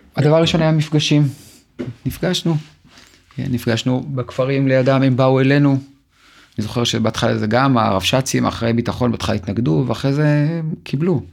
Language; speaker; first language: Hebrew; native; Hebrew